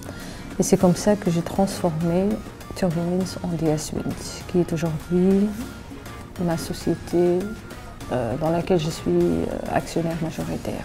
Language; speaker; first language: French; early bilingual, other home language; Arabic